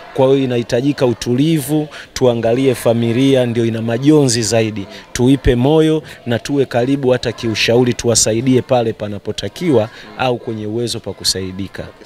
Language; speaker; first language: Swahili; native; Swahili